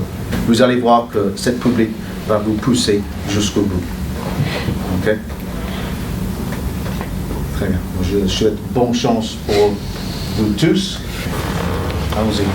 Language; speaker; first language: French; non-native, fluent; English